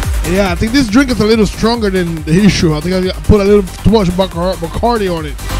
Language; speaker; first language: English; native; English